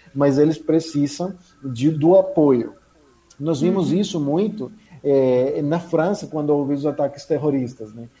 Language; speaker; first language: Portuguese; non-native, fluent; Spanish